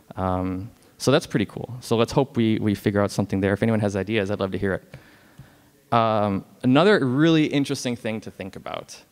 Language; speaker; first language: English; native; English